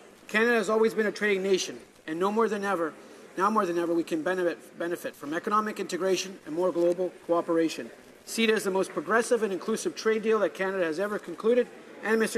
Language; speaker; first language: English; native; English